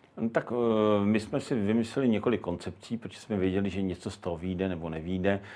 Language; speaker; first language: Czech; native; Czech